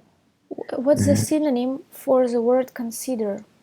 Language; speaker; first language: English; non-native, fluent; Russian